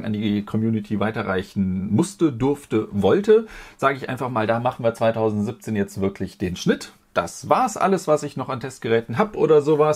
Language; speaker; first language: German; native; German